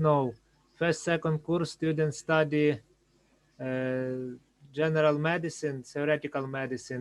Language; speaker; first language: English; non-native, learner; Ukrainian